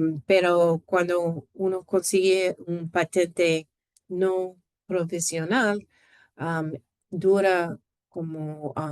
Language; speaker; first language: Spanish; non-native, fluent; English